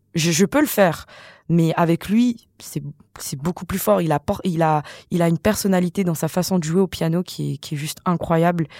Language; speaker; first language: French; non-native, local second language; Malagasy